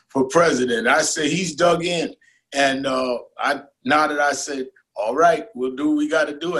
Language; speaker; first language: English; native; English